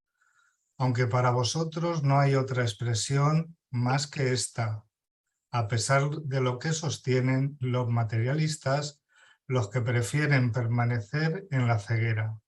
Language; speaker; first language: Spanish; native; Spanish